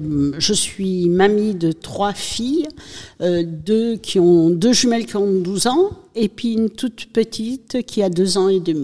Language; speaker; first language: French; native; French